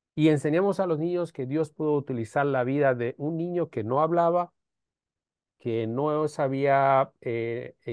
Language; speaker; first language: Spanish; non-native, fluent; Romanian